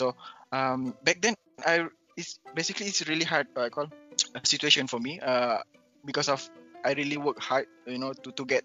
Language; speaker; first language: English; non-native, local second language; Malay